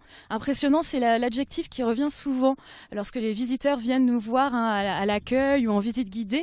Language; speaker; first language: French; native; French